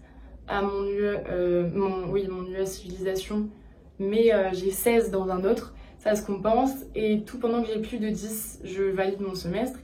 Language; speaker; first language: French; native; French